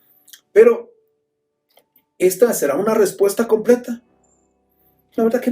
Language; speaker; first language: Spanish; native; Spanish